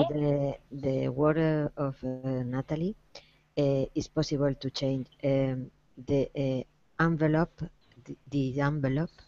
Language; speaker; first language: English; non-native, learner; Spanish